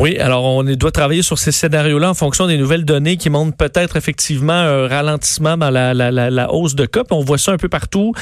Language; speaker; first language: French; native; French